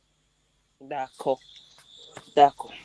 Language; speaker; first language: French; non-native, learner; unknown